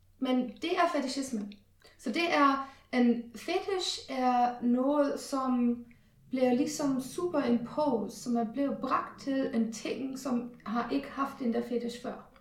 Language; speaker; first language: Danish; non-native, fluent; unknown